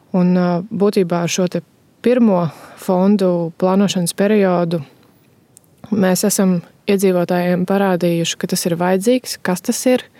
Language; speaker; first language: Latvian; native; Latvian